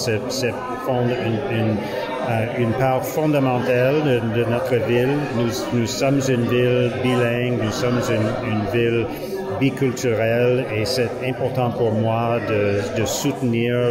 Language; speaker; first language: French; non-native, learner; English